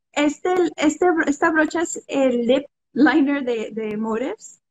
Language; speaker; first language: Spanish; early bilingual, other home language; English